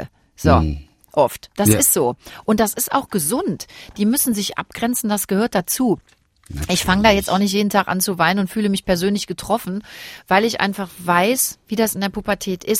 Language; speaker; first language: German; native; German